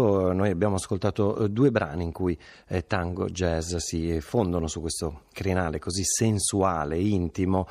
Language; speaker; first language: Italian; native; Italian